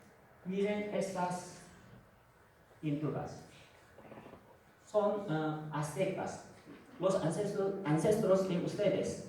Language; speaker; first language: Spanish; non-native, fluent; Korean